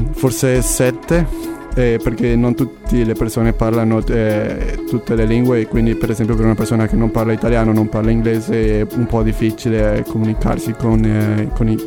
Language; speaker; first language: Italian; non-native, learner; Spanish